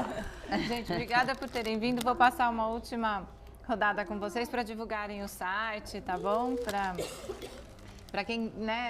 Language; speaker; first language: Portuguese; native; Portuguese